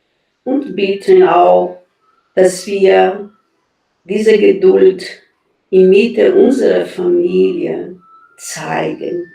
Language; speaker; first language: German; non-native, fluent; Portuguese